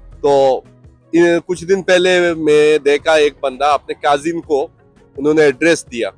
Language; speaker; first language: Hindi; non-native, local second language; Bangla